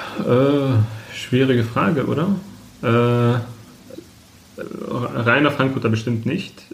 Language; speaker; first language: German; non-native, fluent; Arabic